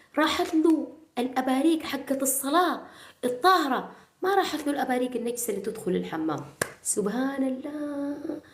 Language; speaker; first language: Arabic; native; Arabic